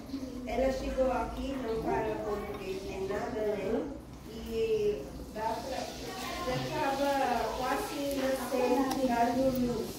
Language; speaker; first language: Portuguese; non-native, fluent; Filipino